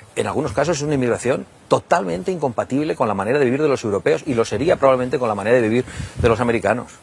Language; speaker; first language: Spanish; native; Spanish